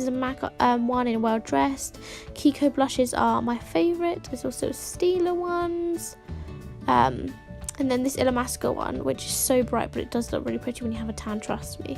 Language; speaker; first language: English; native; English